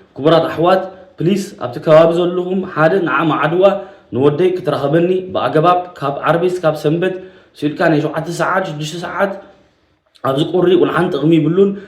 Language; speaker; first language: Tigrinya; early bilingual, heritage; Tigrinya